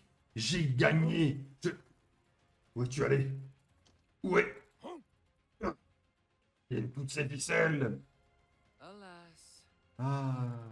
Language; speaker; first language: French; native; French